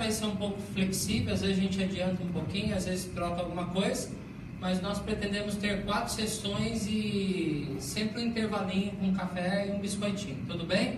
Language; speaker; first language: Portuguese; native; Portuguese